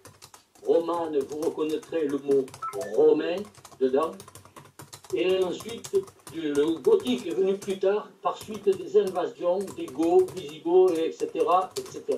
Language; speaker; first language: French; native; French